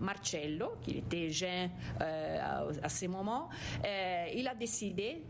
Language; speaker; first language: French; non-native, fluent; Italian